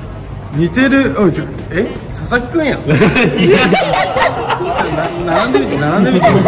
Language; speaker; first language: Japanese; native; Japanese